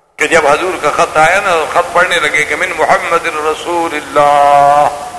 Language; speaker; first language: Urdu; native; Urdu